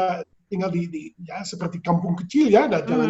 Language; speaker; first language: Indonesian; non-native, fluent; Dutch